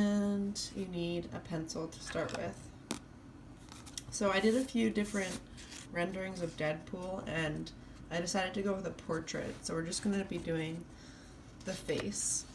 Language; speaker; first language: English; native; English